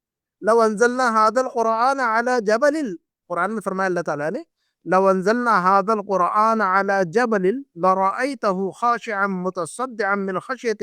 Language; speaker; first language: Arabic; non-native, fluent; Urdu